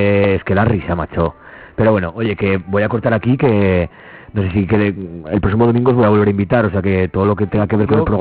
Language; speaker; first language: Spanish; native; Spanish